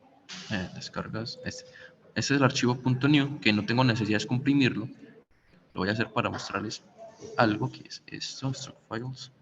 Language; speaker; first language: Spanish; native; Spanish